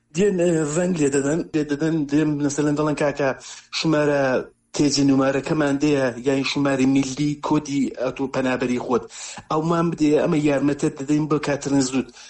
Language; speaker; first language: Central Kurdish; native; Central Kurdish